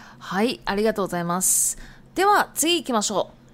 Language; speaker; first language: Japanese; non-native, fluent; Chinese